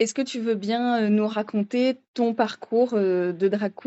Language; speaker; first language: French; native; French